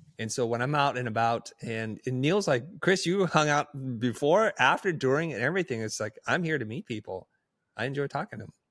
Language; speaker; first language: English; early bilingual, other home language; Vietnamese